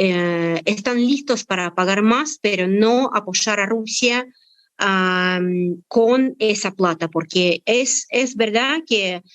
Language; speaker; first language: Spanish; non-native, fluent; Russian